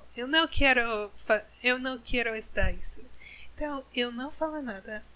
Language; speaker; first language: Portuguese; non-native, learner; English